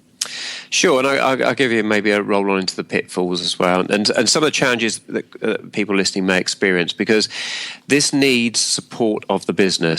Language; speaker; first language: English; native; English